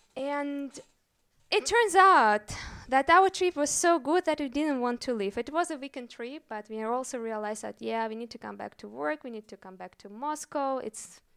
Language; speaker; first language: English; non-native, fluent; Russian